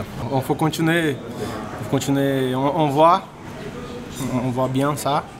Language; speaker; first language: French; non-native, learner; Portuguese